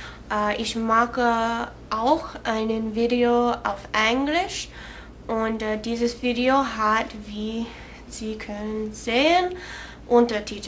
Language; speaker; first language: German; non-native, learner; English